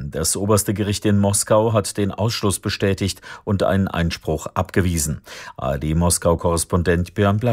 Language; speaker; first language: German; native; German